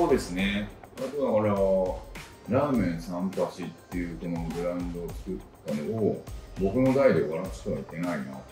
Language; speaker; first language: Japanese; native; Japanese